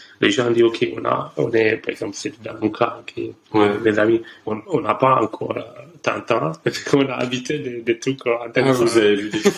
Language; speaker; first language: French; non-native, learner; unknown